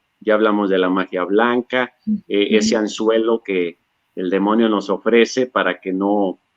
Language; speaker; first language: Spanish; native; Spanish